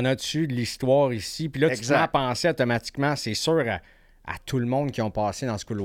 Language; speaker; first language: French; native; French